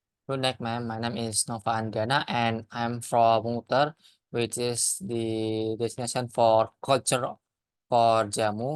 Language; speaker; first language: English; non-native, learner; Indonesian